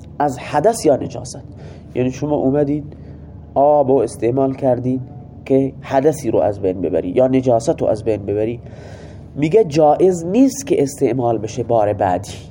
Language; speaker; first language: Persian; non-native, local second language; Baluchi